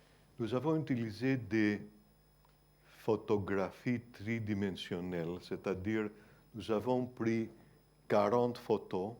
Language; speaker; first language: French; non-native, fluent; Greek